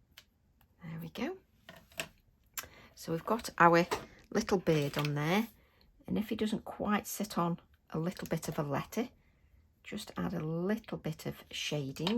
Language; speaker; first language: English; native; English